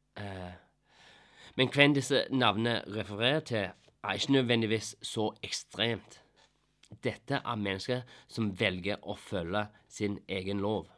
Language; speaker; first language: Norwegian; non-native, fluent; English